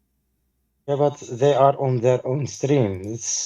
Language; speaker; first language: English; non-native, fluent; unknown